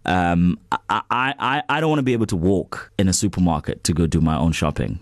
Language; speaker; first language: English; non-native, local second language; Zulu